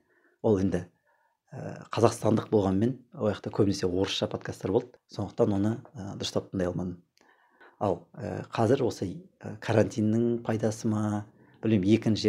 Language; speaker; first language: Kazakh; native; Kazakh